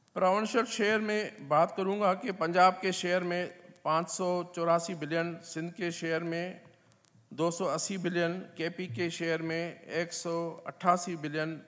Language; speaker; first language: Urdu; non-native, local second language; Sindhi